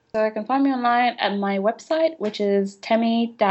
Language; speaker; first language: English; native; English